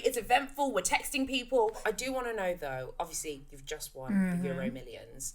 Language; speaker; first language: English; native; English